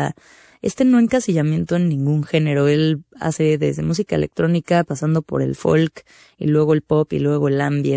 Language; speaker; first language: Spanish; native; Spanish